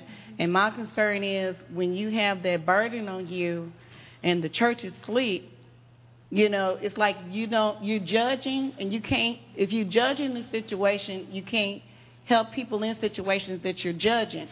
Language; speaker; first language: English; native; English